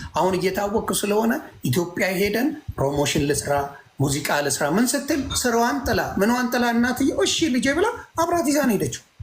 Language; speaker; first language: Amharic; non-native, local second language; Tigrinya